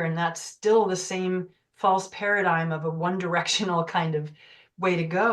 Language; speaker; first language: English; native; English